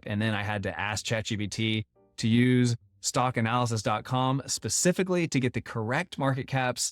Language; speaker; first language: English; native; English